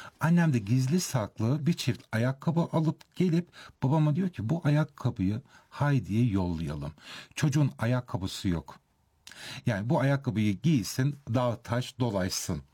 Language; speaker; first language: Turkish; early bilingual, heritage; Turkish